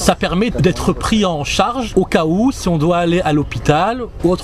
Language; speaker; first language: French; native; French